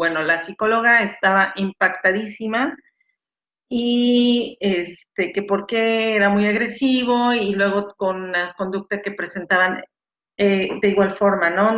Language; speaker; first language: Spanish; native; Spanish